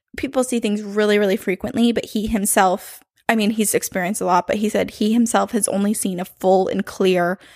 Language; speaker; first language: English; native; English